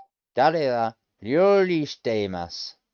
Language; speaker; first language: Japanese; non-native, learner; English